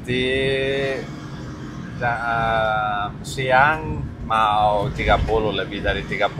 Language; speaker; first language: Indonesian; non-native, learner; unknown